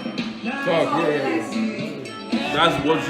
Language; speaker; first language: English; non-native, local second language; Yoruba